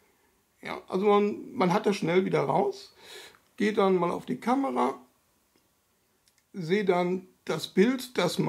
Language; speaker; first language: German; native; German